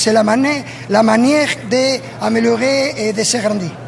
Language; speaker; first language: French; non-native, learner; Spanish